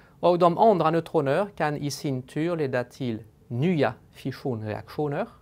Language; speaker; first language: Swedish; non-native, fluent; French